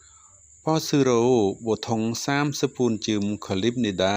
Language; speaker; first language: Korean; non-native, fluent; Khmer